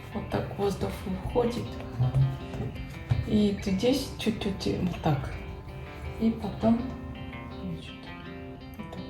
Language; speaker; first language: Russian; non-native, learner; Japanese